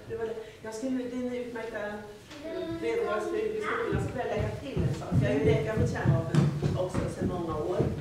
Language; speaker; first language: Swedish; native; Swedish